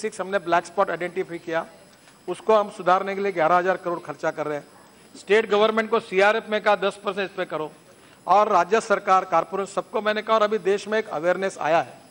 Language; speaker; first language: Hindi; non-native, local second language; Marathi